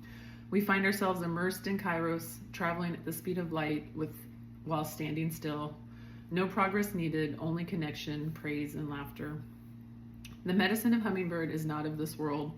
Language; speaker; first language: English; native; English